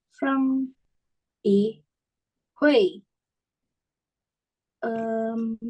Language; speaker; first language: Chinese; non-native, learner; Indonesian